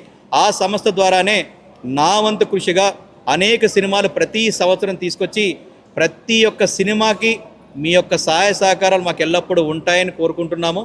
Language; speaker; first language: Telugu; native; Telugu